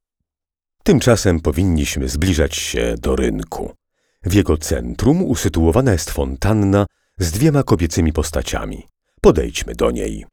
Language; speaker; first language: Polish; native; Polish